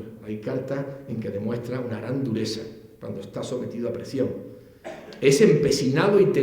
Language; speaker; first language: Spanish; native; Spanish